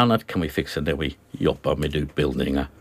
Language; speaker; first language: Swedish; non-native, learner; English